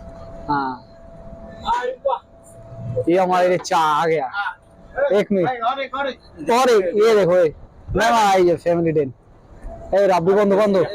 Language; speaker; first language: Hindi; non-native, fluent; Bangla